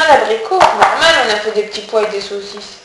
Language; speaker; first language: French; native; French